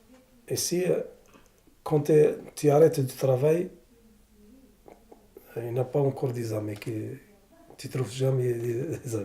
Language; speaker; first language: French; non-native, learner; Arabic